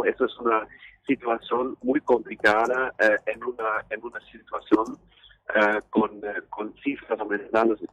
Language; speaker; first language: Spanish; non-native, fluent; German